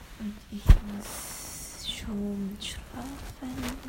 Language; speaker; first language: German; non-native, learner; Japanese